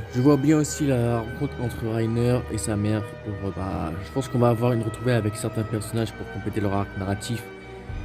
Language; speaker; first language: French; native; French